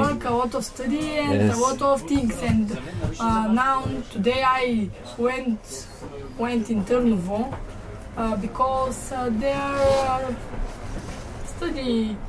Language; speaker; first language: English; non-native, learner; Bulgarian